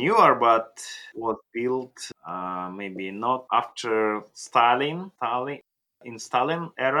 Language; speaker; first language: English; non-native, learner; Russian